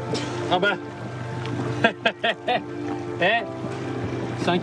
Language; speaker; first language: French; native; French